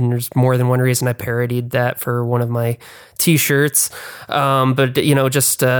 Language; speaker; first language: English; native; English